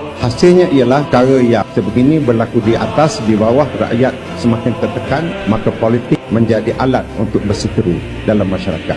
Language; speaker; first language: Malay; native; Malay